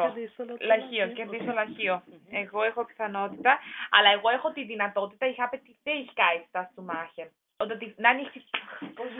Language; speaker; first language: Greek; non-native, learner; German